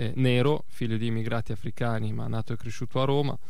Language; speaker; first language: Italian; early bilingual, other home language; Russian